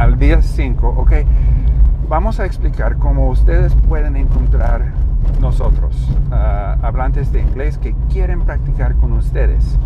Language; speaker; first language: Spanish; non-native, learner; English